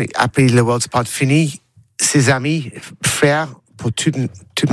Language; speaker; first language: French; non-native, learner; English